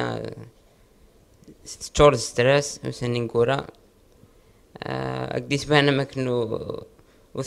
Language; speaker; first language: French; non-native, local second language; Arabic